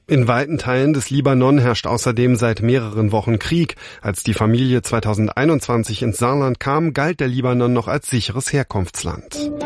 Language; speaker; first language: German; native; German